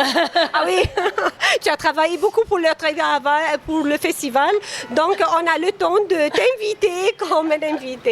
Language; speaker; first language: French; non-native, fluent; Arabic